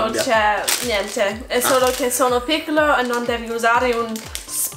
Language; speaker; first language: Italian; non-native, fluent; English